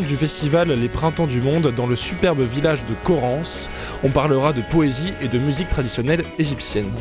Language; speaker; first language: French; native; French